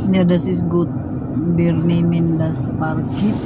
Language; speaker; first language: German; non-native, learner; Cebuano